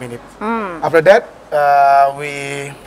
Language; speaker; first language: English; non-native, learner; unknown